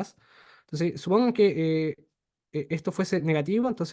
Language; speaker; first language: Spanish; native; Spanish